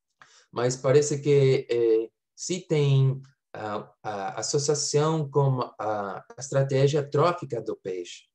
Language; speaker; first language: Portuguese; non-native, fluent; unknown